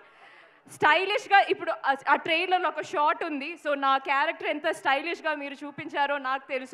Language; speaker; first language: Telugu; non-native, fluent; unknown